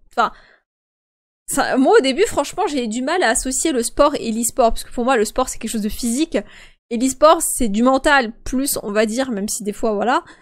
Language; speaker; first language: French; early bilingual, other home language; Polish